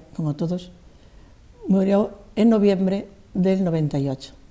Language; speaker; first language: Spanish; native; Spanish